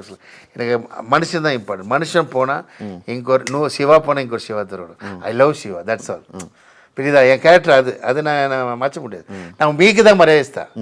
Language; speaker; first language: Telugu; non-native, learner; Tamil